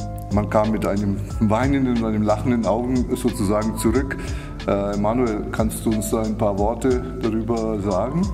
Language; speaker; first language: German; native; German